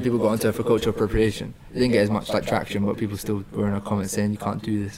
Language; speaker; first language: English; native; English